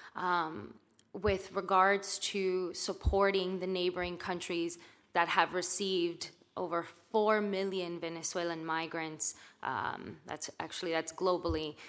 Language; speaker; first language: English; native; English